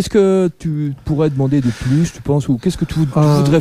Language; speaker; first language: French; native; French